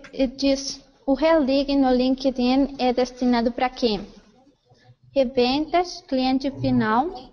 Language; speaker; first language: Portuguese; non-native, fluent; Spanish